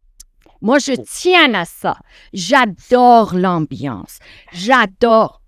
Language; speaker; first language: French; non-native, fluent; Persian